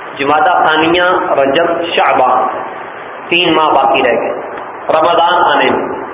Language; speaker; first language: Urdu; non-native, local second language; Punjabi